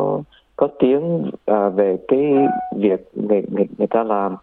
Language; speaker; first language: Vietnamese; early bilingual, heritage; Vietnamese